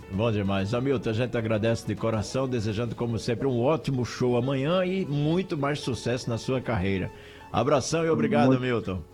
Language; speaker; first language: Portuguese; native; Portuguese